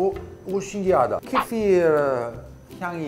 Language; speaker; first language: Korean; non-native, learner; Italian